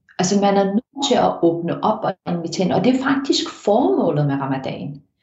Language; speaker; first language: Danish; early bilingual, heritage; Danish